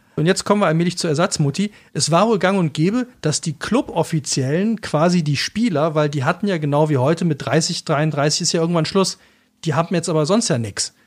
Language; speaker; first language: German; native; German